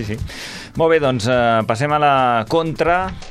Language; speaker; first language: Catalan; native; Catalan